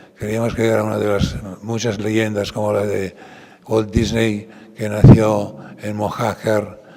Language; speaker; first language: Spanish; non-native, fluent; Italian